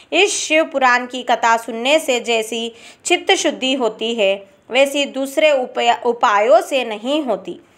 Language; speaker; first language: Hindi; non-native, local second language; Telugu